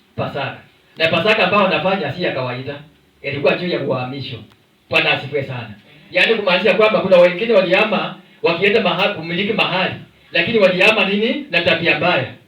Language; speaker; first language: Swahili; non-native, local second language; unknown